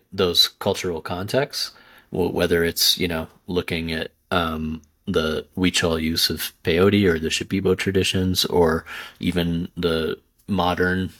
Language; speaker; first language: English; native; English